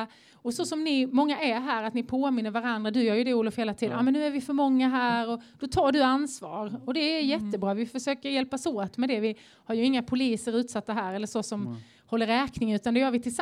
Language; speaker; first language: Swedish; native; Swedish